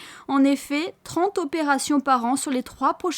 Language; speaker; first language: French; native; French